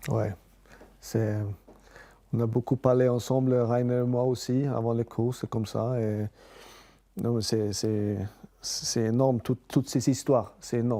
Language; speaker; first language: French; non-native, fluent; Swedish